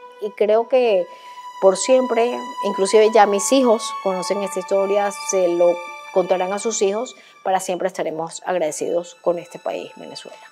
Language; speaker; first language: Spanish; native; Spanish